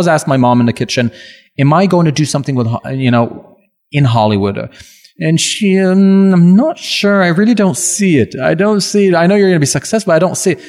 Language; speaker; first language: English; non-native, fluent; French